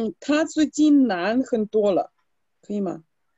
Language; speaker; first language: Chinese; non-native, fluent; Russian